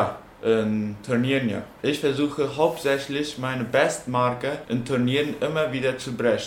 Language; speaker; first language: German; non-native, local second language; Plautdietsch